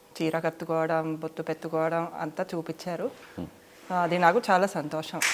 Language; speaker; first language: Telugu; non-native, fluent; Finnish